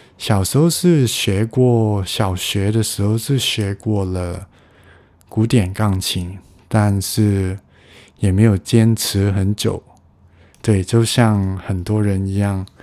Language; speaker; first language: Chinese; non-native, local second language; Cantonese